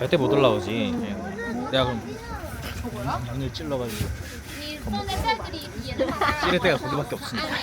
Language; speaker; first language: Korean; native; Korean